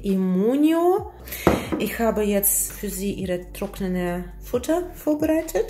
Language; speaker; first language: German; non-native, learner; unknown